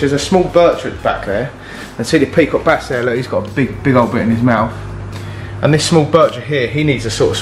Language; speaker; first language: English; native; English